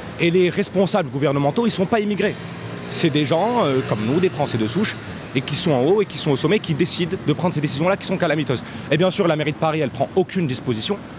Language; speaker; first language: French; native; French